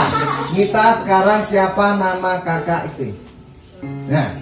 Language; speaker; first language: Indonesian; native; Indonesian